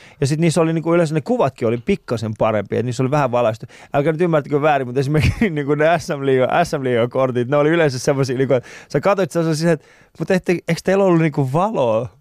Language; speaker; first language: Finnish; early bilingual, other home language; Persian